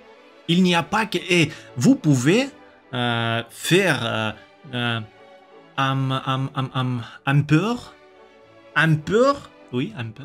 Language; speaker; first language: French; non-native, learner; Russian